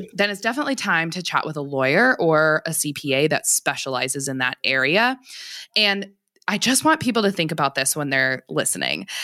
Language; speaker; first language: English; native; English